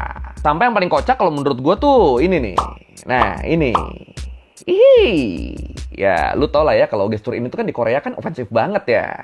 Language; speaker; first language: Indonesian; native; Indonesian